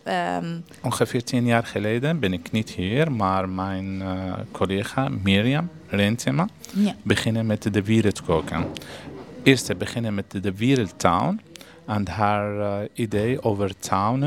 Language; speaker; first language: Dutch; non-native, learner; Arabic